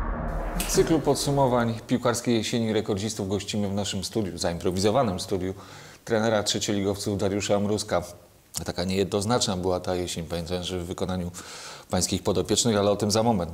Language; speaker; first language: Polish; native; Polish